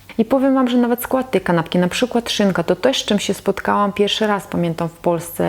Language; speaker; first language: Polish; non-native, fluent; Russian